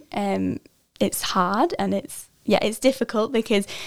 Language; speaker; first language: English; native; English